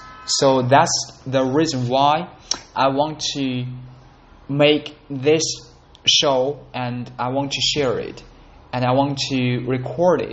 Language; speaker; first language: English; non-native, learner; Chinese